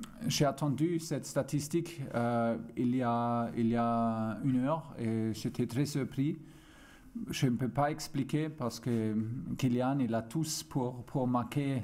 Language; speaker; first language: French; non-native, fluent; German